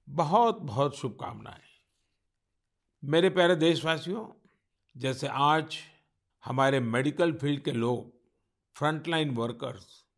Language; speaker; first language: Hindi; non-native, local second language; Gujarati